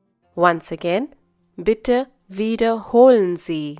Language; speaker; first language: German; non-native, fluent; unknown